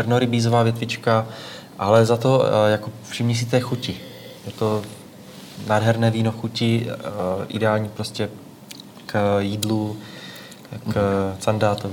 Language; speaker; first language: Czech; native; Czech